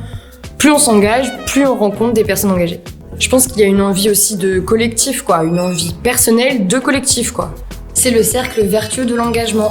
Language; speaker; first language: French; native; French